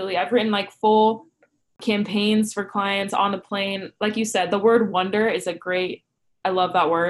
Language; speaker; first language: English; native; English